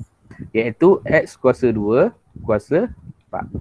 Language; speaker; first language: Malay; native; Malay